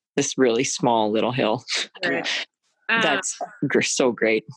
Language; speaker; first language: English; native; English